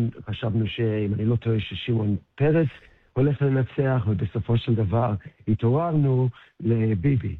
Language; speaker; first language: Hebrew; early bilingual, heritage; English